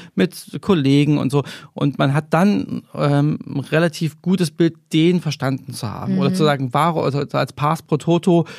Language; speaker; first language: German; native; German